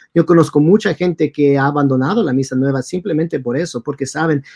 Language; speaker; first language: Spanish; early bilingual, heritage; Spanish